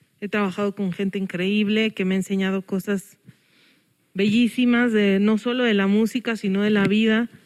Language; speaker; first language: Spanish; early bilingual, heritage; English